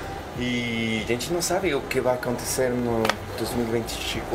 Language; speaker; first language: Portuguese; non-native, fluent; Spanish